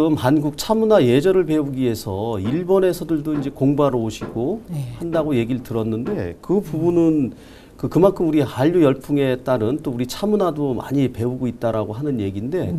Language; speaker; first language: Korean; native; Korean